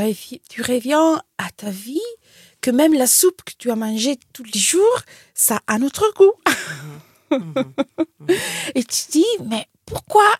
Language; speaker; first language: French; non-native, fluent; Italian